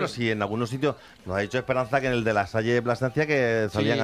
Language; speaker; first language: Spanish; native; Spanish